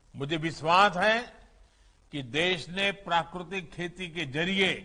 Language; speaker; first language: Hindi; non-native, local second language; Gujarati